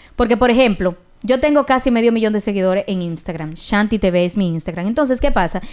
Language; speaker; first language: Spanish; native; Spanish